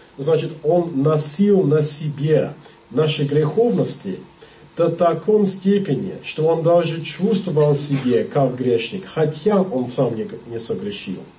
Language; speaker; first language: Russian; non-native, learner; English